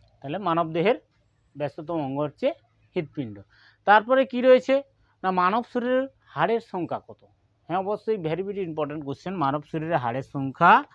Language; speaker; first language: Bangla; non-native, local second language; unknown